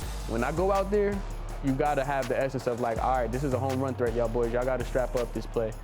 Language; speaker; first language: English; native; English